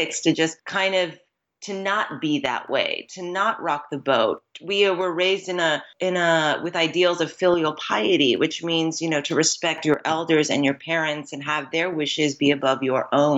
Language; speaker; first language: English; native; English